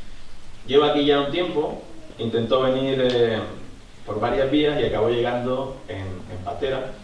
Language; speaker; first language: Spanish; native; Spanish